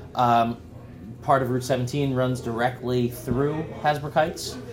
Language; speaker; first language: English; native; English